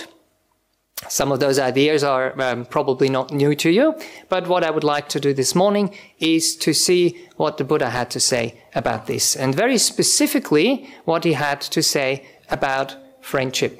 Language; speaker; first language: English; non-native, fluent; German